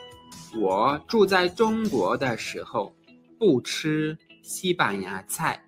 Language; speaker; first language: Chinese; non-native, fluent; Spanish